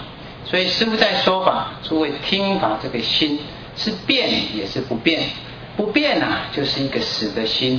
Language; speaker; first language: Chinese; native; Chinese